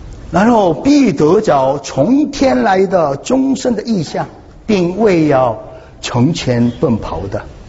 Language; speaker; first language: Chinese; non-native, fluent; Korean